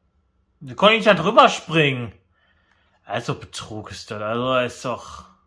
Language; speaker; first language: German; native; German